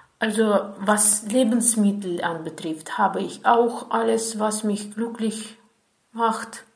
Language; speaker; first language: German; non-native, fluent; Russian